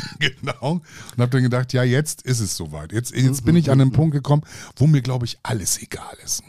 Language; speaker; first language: German; native; German